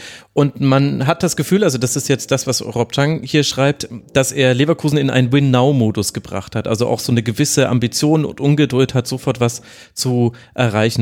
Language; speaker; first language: German; native; German